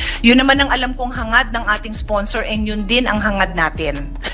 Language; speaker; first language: Filipino; native; Filipino